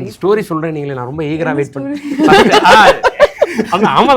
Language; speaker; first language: Tamil; native; Tamil